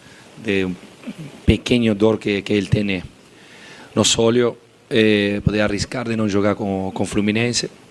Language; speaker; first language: Portuguese; non-native, fluent; Spanish